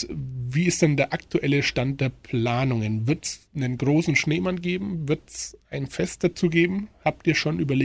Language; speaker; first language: German; native; German